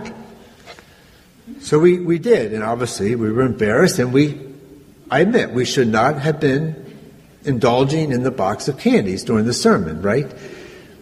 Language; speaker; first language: English; native; English